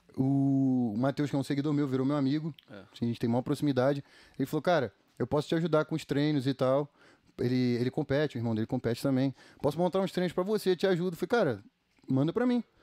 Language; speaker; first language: Portuguese; native; Portuguese